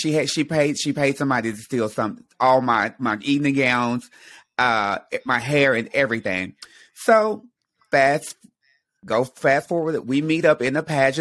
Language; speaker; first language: English; native; English